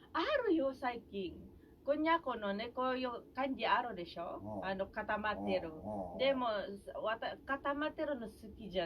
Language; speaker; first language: Japanese; non-native, fluent; Filipino